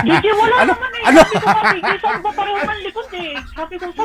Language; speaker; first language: Filipino; native; Filipino